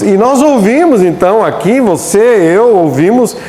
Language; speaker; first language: Portuguese; native; Portuguese